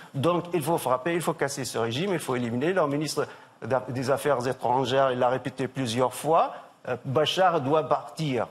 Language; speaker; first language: French; non-native, local second language; Arabic